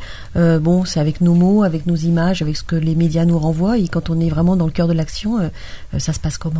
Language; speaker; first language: French; native; French